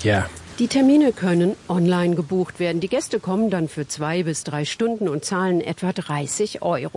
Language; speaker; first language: German; native; German